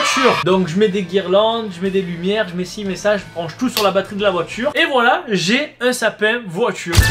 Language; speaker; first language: French; native; French